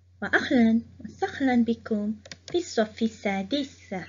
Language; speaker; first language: Arabic; non-native, fluent; Morisyen